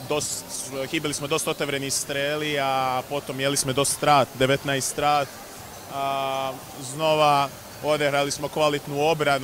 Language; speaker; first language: Czech; non-native, fluent; Croatian